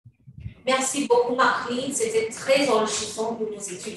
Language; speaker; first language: French; non-native, fluent; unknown